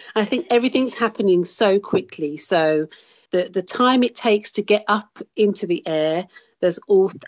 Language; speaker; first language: English; native; English